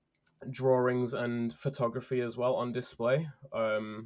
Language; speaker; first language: English; native; English